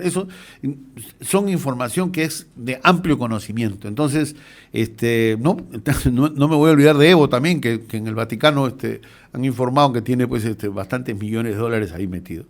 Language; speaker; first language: Spanish; native; Spanish